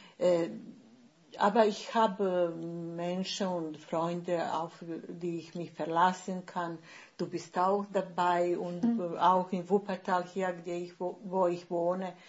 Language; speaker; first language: German; non-native, fluent; Bosnian